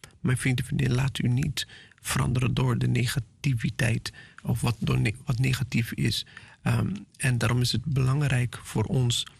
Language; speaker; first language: Dutch; non-native, fluent; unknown